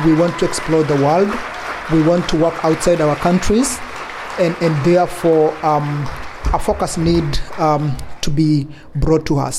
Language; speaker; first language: English; non-native, local second language; Kalenjin